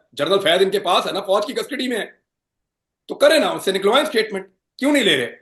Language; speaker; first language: Urdu; non-native, local second language; Punjabi